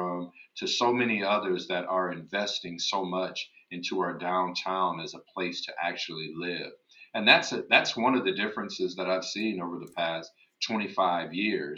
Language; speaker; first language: English; native; English